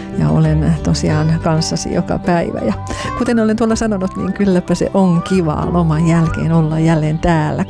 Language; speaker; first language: Finnish; native; Finnish